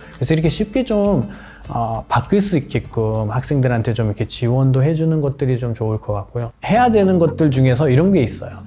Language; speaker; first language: Korean; non-native, fluent; Nepali